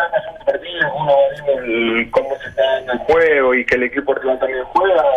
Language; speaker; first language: Spanish; native; Spanish